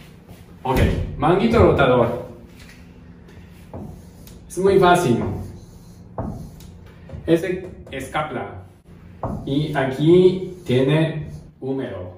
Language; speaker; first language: Spanish; non-native, learner; Japanese